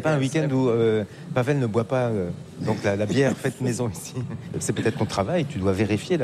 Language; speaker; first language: French; native; French